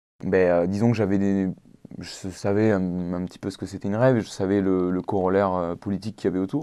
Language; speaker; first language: French; native; French